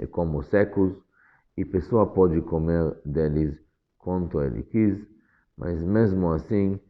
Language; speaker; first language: Portuguese; non-native, fluent; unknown